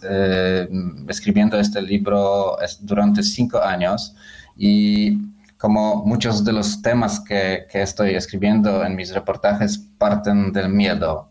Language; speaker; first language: Spanish; non-native, learner; Polish